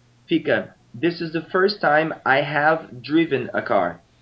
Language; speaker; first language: English; non-native, fluent; Portuguese